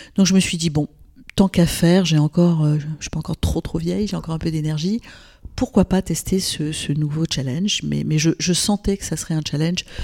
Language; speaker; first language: French; non-native, local second language; Arabic